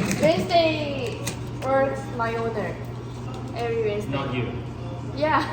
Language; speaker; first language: English; non-native, learner; Korean